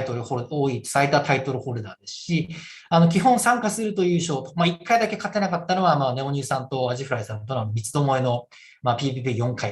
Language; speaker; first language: Japanese; native; Japanese